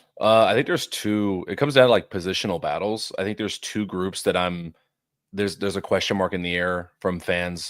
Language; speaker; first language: English; native; English